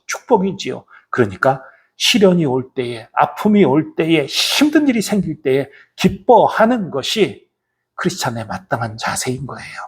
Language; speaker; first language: Korean; native; Korean